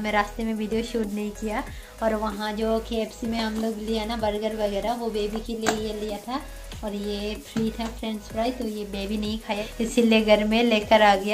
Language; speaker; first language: Hindi; non-native, local second language; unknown